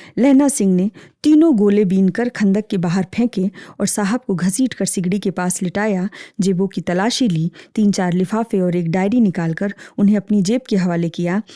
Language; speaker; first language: Hindi; native; Hindi